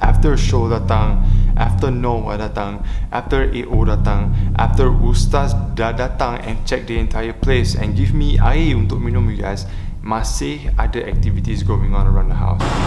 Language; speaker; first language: English; non-native, local second language; Malay